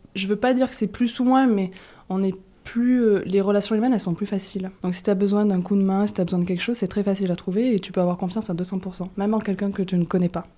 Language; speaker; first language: French; native; French